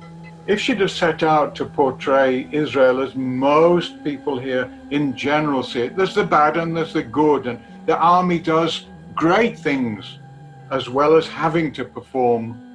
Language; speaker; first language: English; non-native, fluent; Hebrew